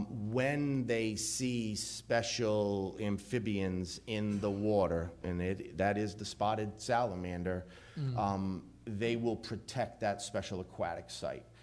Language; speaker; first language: English; native; English